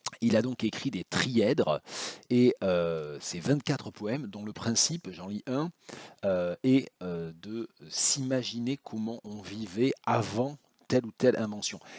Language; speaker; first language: French; native; French